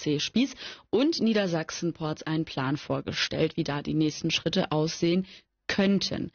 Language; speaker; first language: German; native; German